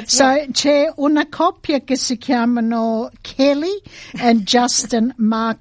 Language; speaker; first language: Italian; early bilingual, heritage; Italian